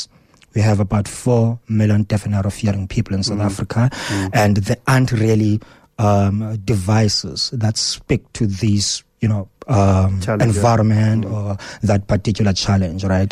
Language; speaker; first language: English; non-native, local second language; Xhosa